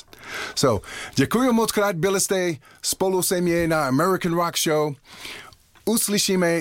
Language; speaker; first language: Czech; non-native, learner; English